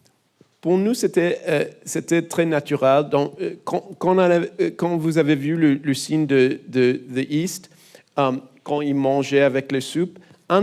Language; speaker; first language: French; non-native, learner; English